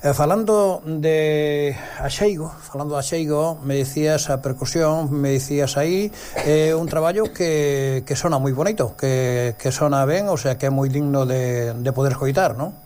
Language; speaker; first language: Galician; native; Galician